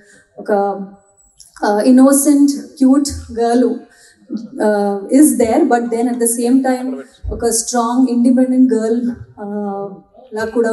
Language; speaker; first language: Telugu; non-native, local second language; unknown